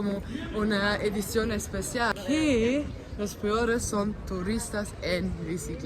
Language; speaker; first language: Spanish; non-native, fluent; German